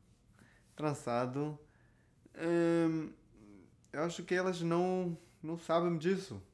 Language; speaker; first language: Portuguese; non-native, learner; Spanish